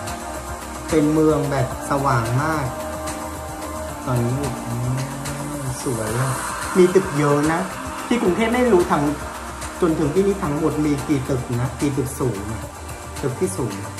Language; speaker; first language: Thai; non-native, fluent; Vietnamese